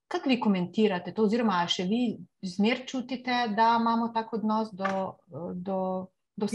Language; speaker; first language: Slovenian; native; Slovenian